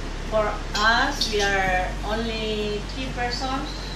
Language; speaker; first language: English; non-native, local second language; Cebuano